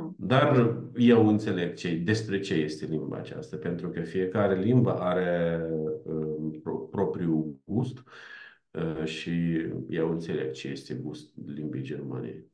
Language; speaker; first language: Romanian; non-native, learner; Ukrainian